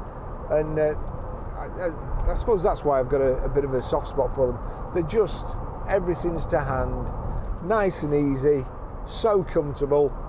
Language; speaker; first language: English; native; English